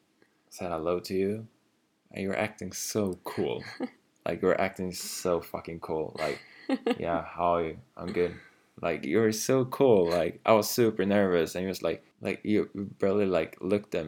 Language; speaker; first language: English; non-native, fluent; Swedish